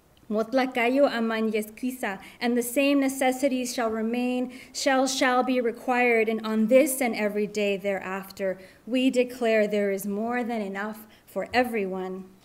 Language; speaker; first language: English; early bilingual, other home language; Spanish